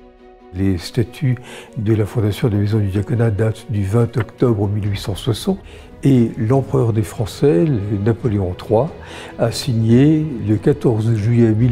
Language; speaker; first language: French; native; French